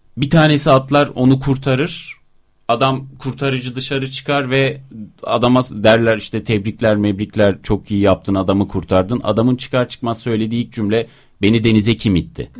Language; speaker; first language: Turkish; native; Turkish